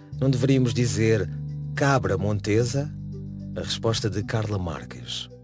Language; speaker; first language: Portuguese; native; Portuguese